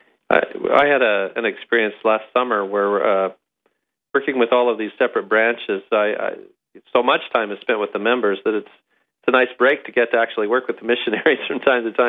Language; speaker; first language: English; native; English